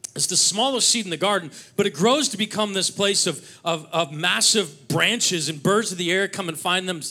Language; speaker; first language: English; native; English